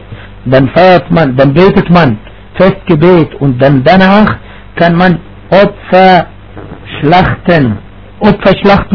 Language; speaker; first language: German; non-native, fluent; Arabic